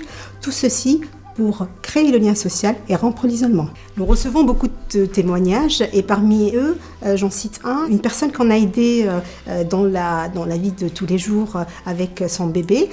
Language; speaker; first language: French; native; French